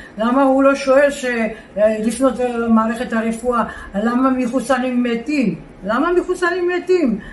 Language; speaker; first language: Hebrew; non-native, fluent; Georgian